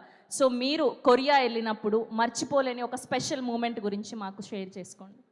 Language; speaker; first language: Telugu; native; Telugu